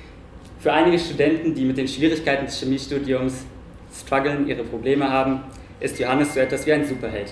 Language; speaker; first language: German; native; German